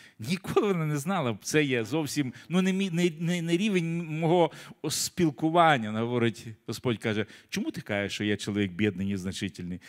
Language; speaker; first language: Ukrainian; native; Ukrainian